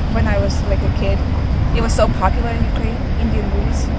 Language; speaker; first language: English; non-native, fluent; Ukrainian